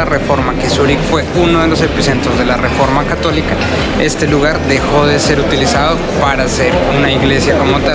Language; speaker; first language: Spanish; native; Spanish